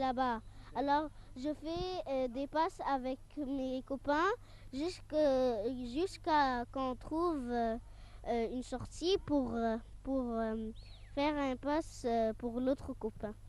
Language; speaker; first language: French; non-native, local second language; Arabic